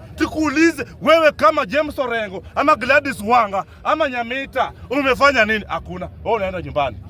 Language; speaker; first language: Swahili; native; Swahili